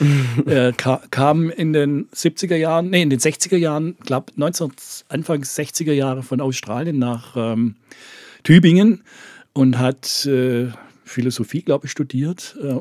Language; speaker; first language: German; native; German